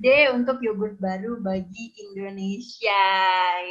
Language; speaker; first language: Indonesian; native; Indonesian